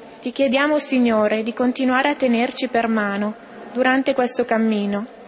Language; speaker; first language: Italian; native; Italian